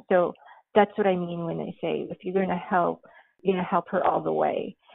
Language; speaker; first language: English; early bilingual, other home language; Filipino